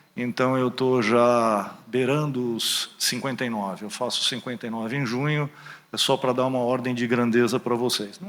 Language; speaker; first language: Portuguese; early bilingual, other home language; German